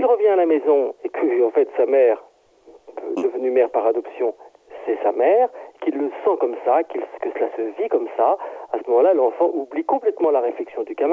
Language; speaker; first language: French; native; French